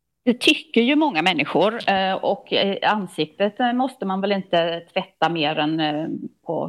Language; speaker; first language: Swedish; native; Swedish